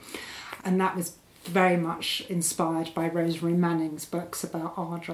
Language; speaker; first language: English; native; English